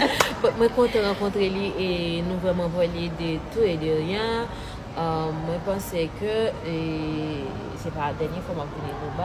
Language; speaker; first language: French; non-native, learner; Haitian Creole